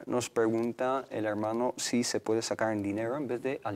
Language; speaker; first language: Spanish; native; Spanish